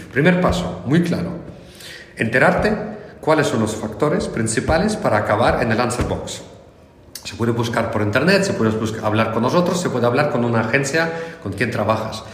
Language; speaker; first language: Spanish; non-native, fluent; Russian